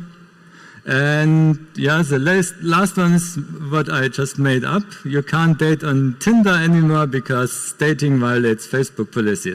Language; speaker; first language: English; non-native, fluent; German